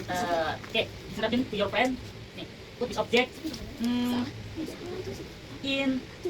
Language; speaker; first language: English; non-native, learner; Indonesian